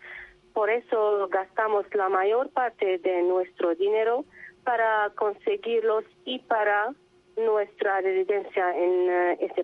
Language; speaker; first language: Spanish; non-native, learner; Arabic